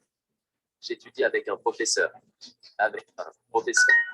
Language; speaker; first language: French; non-native, learner; Vietnamese